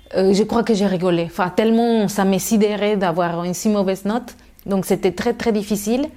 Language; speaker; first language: French; non-native, fluent; Spanish